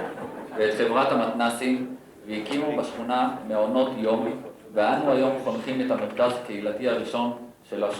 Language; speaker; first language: Hebrew; native; Hebrew